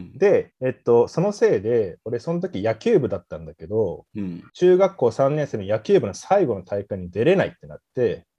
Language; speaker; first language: Japanese; native; Japanese